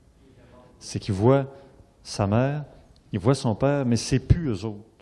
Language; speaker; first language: French; native; French